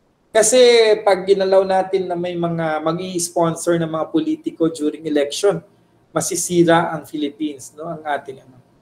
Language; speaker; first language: Filipino; native; Filipino